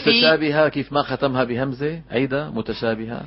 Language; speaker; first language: Arabic; native; Arabic